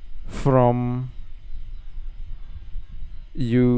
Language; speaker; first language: English; non-native, learner; Khmer